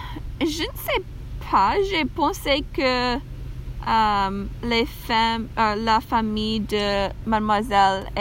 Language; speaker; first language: French; non-native, learner; English